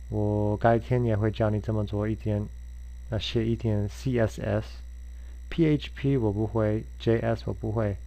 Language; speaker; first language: Chinese; non-native, fluent; English